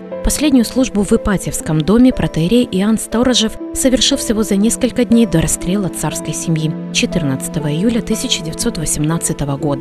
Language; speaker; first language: Russian; native; Russian